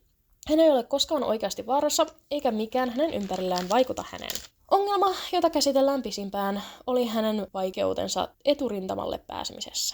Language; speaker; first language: Finnish; native; Finnish